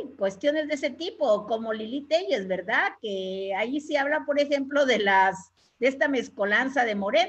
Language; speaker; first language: Spanish; native; Spanish